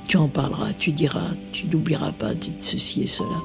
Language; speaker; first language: French; native; French